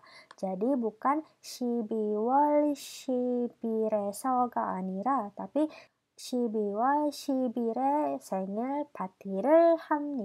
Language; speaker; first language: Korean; non-native, fluent; Indonesian